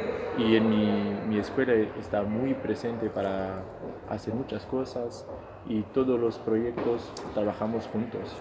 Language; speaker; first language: Spanish; non-native, fluent; French